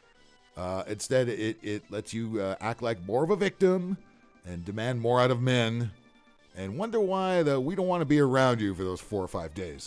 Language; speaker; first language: English; native; English